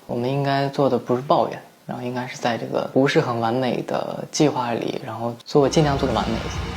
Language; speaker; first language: Chinese; native; Chinese